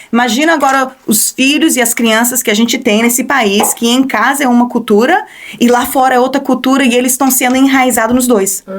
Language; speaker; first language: Portuguese; early bilingual, heritage; Portuguese